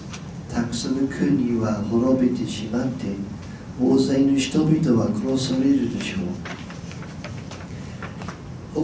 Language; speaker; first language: Japanese; non-native, fluent; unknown